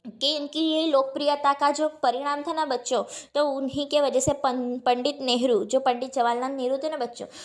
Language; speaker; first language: Hindi; non-native, local second language; Gujarati